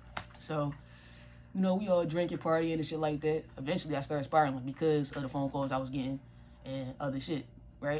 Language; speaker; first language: English; native; English